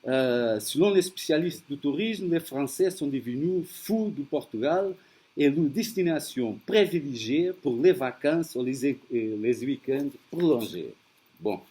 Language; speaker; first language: French; non-native, fluent; Portuguese